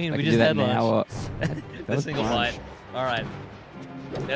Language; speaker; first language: English; native; English